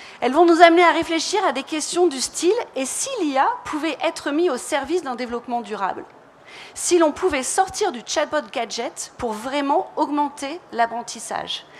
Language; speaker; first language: French; native; French